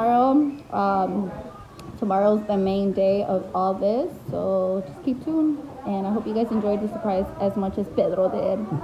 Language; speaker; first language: English; early bilingual, other home language; Spanish